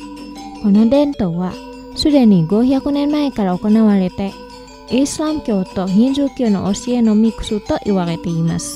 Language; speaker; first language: Japanese; non-native, fluent; Indonesian